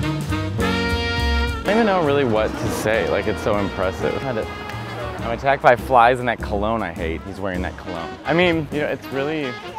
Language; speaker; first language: English; native; English